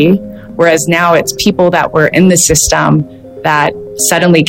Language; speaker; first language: English; native; English